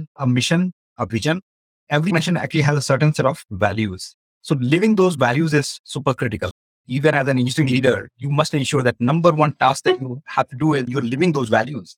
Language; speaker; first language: English; non-native, local second language; Hindi